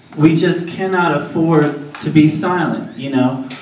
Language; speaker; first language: English; native; English